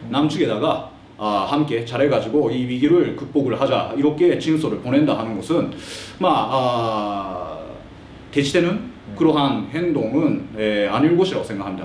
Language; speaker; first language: Korean; early bilingual, heritage; Korean